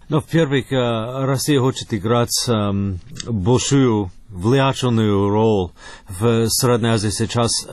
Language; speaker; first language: Russian; non-native, fluent; English